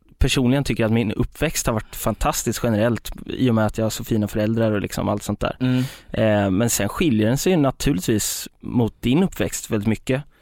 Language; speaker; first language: Swedish; native; Swedish